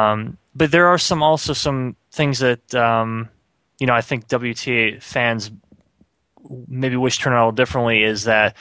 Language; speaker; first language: English; native; English